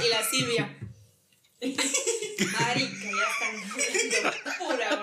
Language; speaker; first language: Spanish; native; Spanish